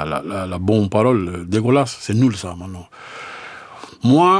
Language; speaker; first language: French; non-native, fluent; Spanish